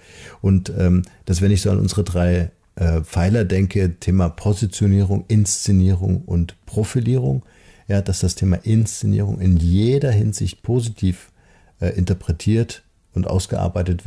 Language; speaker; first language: German; native; German